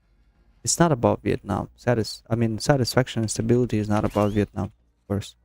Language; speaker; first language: English; non-native, fluent; Russian